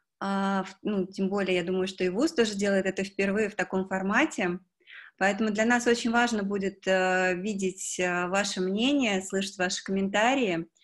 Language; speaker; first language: Russian; native; Russian